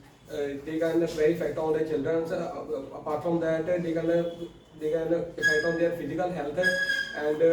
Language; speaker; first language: English; non-native, learner; Punjabi